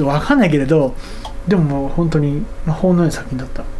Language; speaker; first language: Japanese; native; Japanese